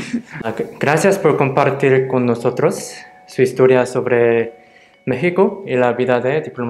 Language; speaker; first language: Spanish; non-native, fluent; Korean